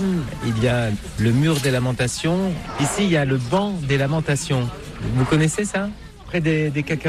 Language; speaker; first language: French; native; French